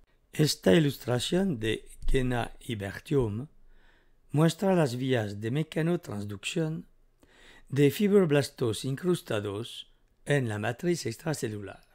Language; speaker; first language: Spanish; native; Spanish